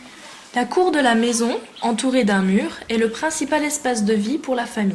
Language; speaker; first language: French; native; French